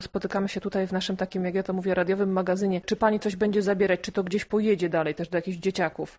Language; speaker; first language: Polish; native; Polish